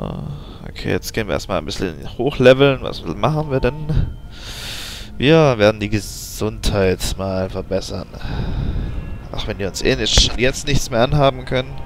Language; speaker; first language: German; native; German